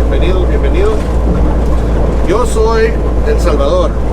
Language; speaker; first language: Spanish; early bilingual, heritage; Spanish